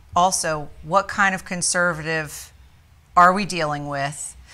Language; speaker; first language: English; native; English